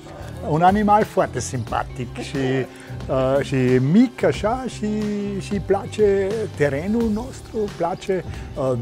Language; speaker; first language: Romanian; non-native, learner; German